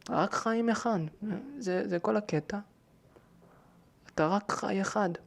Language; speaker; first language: Hebrew; early bilingual, heritage; Hebrew